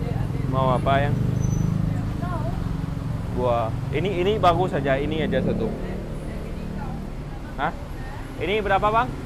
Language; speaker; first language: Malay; non-native, fluent; Urdu